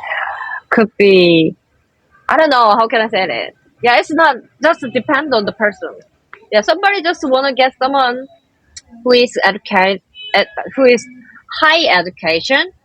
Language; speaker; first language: English; non-native, learner; Korean